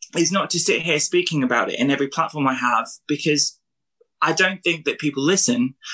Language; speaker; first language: English; native; English